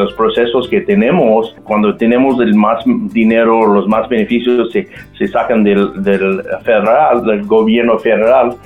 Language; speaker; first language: Spanish; non-native, local second language; English